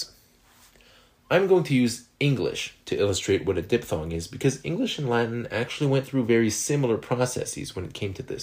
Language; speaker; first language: English; non-native, fluent; French